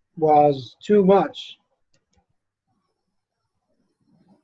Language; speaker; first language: English; non-native, fluent; Arabic